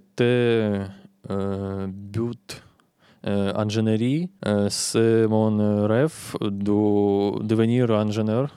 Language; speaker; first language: French; non-native, learner; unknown